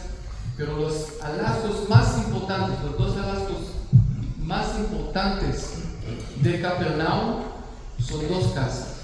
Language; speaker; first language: Spanish; non-native, fluent; Hebrew